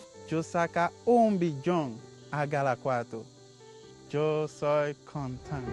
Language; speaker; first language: Spanish; non-native, learner; Haitian Creole